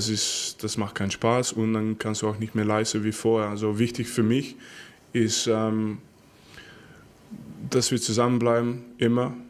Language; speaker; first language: German; non-native, fluent; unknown